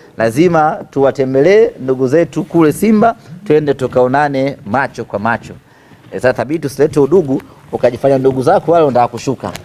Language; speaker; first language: Swahili; native; Swahili